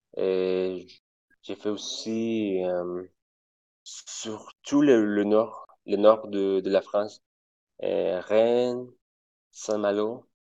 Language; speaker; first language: French; non-native, fluent; Spanish